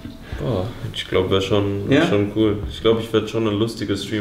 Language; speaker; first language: German; early bilingual, heritage; English